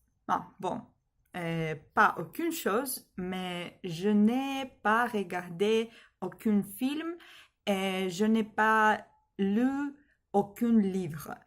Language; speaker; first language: French; non-native, learner; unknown